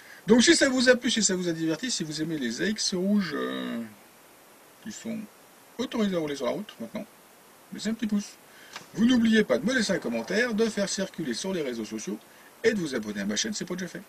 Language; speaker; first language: French; native; French